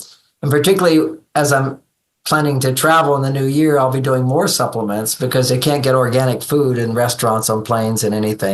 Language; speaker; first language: English; native; English